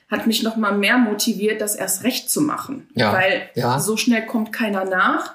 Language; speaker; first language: German; native; German